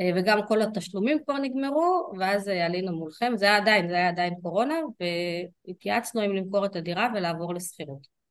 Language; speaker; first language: Hebrew; early bilingual, other home language; Russian